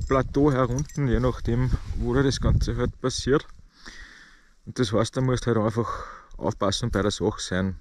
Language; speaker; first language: German; native; German